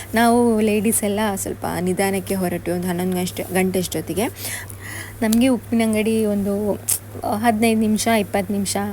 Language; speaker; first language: Kannada; non-native, local second language; Tulu